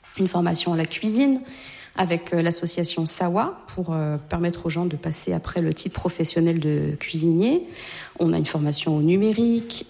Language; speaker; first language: French; native; French